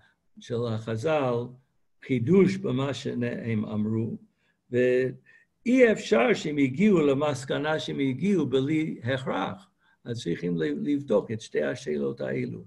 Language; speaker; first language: Hebrew; non-native, fluent; English